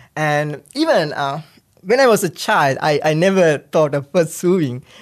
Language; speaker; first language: English; non-native, local second language; Sinhala